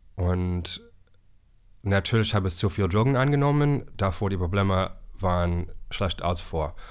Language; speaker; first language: German; non-native, learner; English